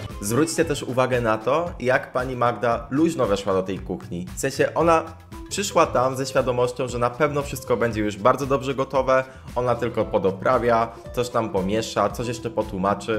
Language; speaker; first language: Polish; native; Polish